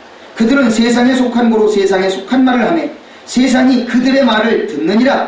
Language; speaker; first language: Korean; native; Korean